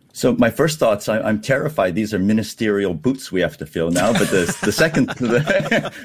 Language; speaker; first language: English; native; English